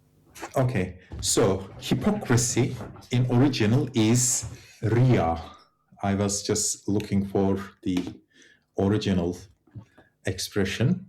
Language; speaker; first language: English; non-native, fluent; Turkish